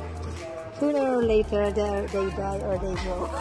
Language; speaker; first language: English; non-native, local second language; Filipino